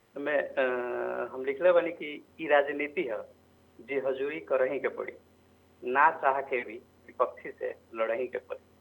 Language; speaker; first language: Bhojpuri; native; Bhojpuri